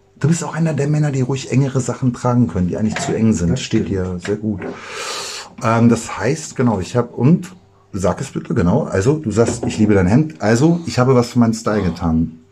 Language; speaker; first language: German; native; German